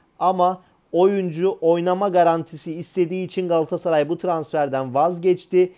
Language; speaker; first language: Turkish; native; Turkish